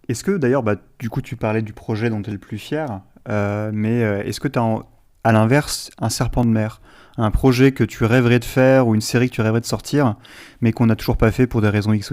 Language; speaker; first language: French; native; French